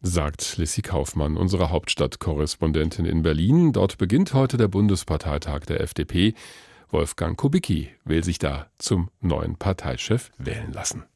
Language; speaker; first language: German; native; German